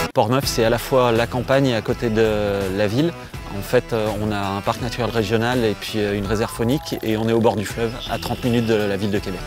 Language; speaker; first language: French; native; French